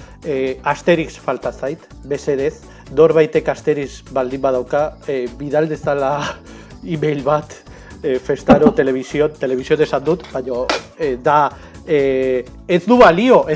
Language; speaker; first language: Basque; non-native, local second language; Spanish